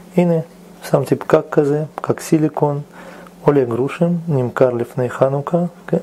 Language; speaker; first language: Hebrew; non-native, fluent; Russian